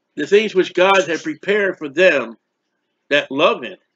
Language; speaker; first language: English; native; English